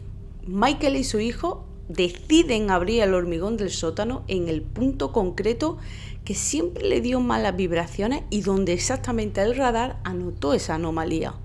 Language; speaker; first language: Spanish; native; Spanish